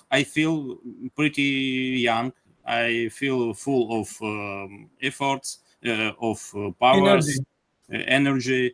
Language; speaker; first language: English; non-native, learner; Ukrainian